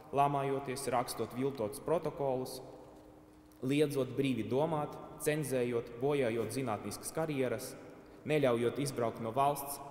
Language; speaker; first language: Latvian; non-native, local second language; Russian